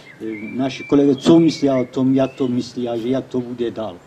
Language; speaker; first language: Czech; non-native, learner; Kurdish